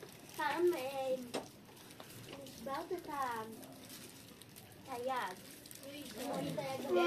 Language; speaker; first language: Hebrew; non-native, learner; Portuguese